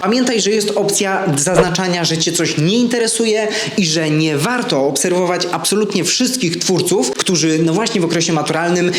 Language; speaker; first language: Polish; native; Polish